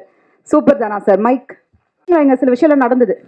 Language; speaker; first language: Tamil; native; Tamil